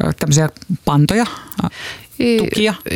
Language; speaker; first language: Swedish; non-native, local second language; Finnish